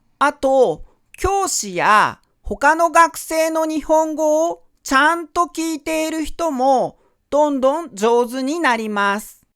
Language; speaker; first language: Japanese; native; Japanese